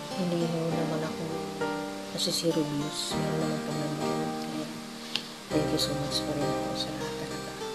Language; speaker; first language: Filipino; non-native, local second language; Cebuano